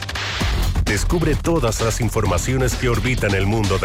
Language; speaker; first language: Spanish; native; Spanish